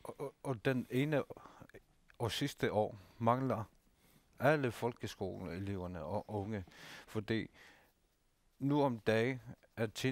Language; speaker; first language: Danish; non-native, local second language; Kalaallisut